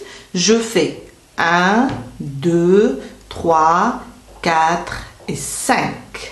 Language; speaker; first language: French; native; French